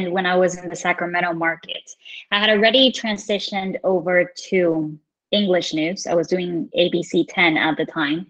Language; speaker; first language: English; non-native, fluent; Spanish